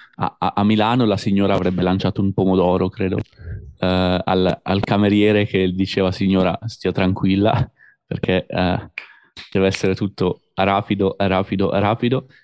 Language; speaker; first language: Italian; native; Italian